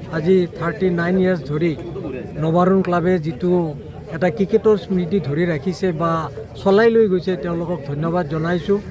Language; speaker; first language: Assamese; native; Assamese